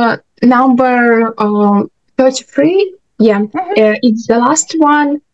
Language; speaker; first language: English; non-native, learner; Russian